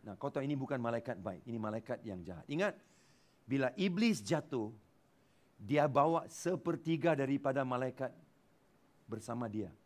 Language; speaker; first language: Malay; non-native, local second language; Tamil